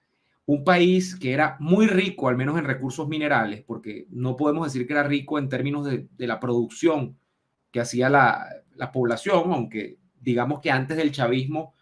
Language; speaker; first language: Spanish; native; Spanish